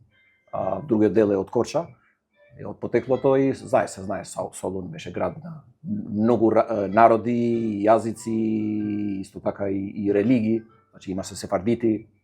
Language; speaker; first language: Macedonian; non-native, fluent; Albanian